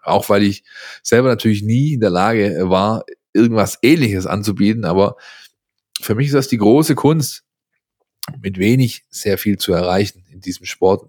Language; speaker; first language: German; native; German